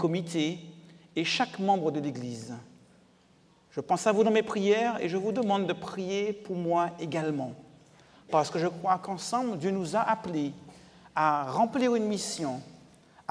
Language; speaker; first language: French; native; French